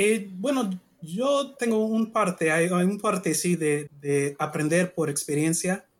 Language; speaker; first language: Spanish; non-native, learner; English